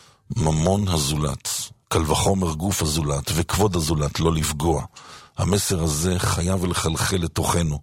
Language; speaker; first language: Hebrew; native; Hebrew